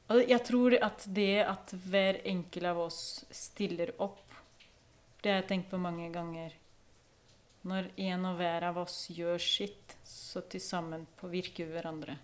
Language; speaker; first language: Norwegian; non-native, fluent; Ukrainian